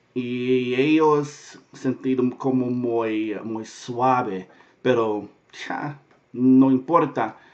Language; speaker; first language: Spanish; non-native, learner; English